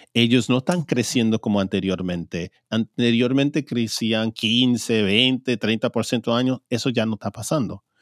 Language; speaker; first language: Spanish; early bilingual, heritage; Spanish